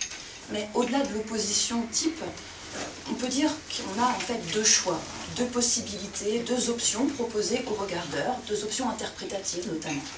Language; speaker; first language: French; native; French